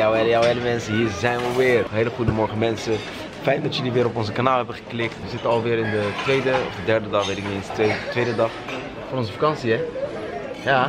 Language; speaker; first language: Dutch; native; Dutch